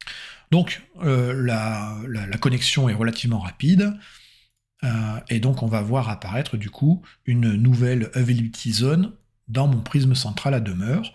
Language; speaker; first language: French; native; French